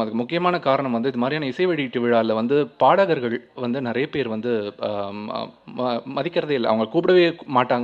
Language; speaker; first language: Tamil; native; Tamil